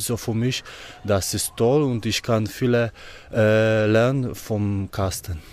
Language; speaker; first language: German; non-native, learner; Polish